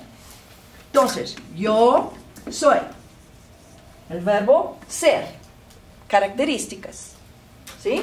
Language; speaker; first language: Spanish; non-native, fluent; Portuguese